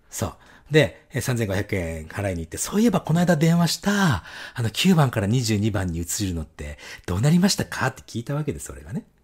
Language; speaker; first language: Japanese; native; Japanese